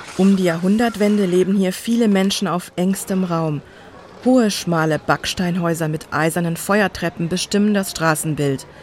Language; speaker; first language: German; native; German